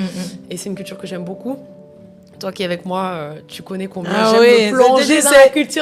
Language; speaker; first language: French; native; French